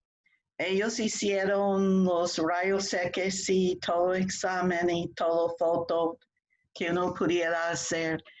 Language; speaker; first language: Spanish; non-native, fluent; English